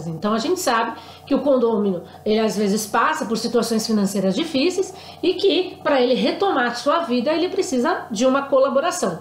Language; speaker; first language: Portuguese; native; Portuguese